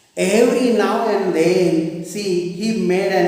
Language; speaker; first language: English; non-native, local second language; Marathi